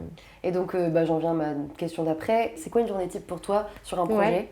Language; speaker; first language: French; native; French